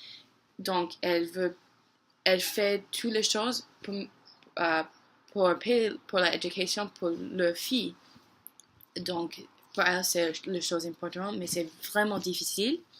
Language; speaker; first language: French; non-native, learner; English